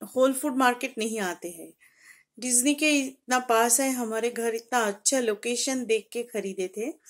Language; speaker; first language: Hindi; non-native, local second language; Bangla